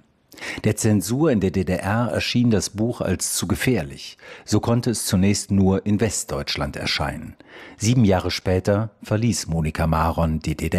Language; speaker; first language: German; native; German